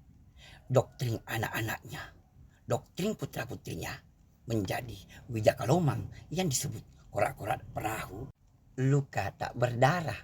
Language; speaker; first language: Indonesian; non-native, local second language; Buginese